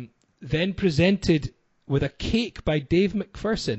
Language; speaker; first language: English; native; English